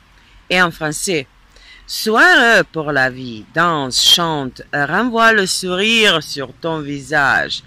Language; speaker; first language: French; non-native, fluent; Serbian